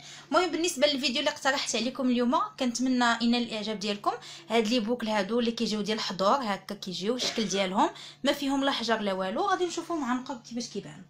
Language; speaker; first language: Arabic; native; Arabic